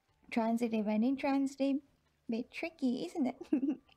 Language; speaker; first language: English; non-native, fluent; Japanese